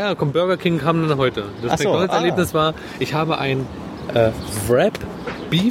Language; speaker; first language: German; native; German